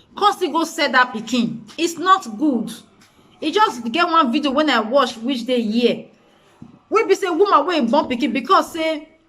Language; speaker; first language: Nigerian Pidgin; native; Nigerian Pidgin